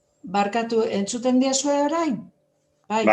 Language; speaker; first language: Basque; non-native, local second language; Spanish